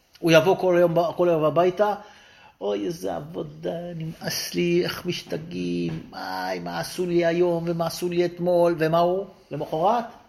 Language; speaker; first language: Hebrew; native; Hebrew